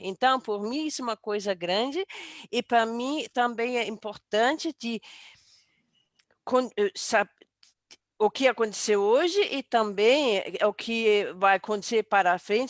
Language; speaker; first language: Portuguese; non-native, fluent; Danish